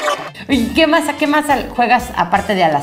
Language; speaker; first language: Spanish; native; Spanish